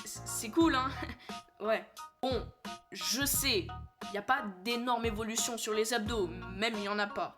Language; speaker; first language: French; native; French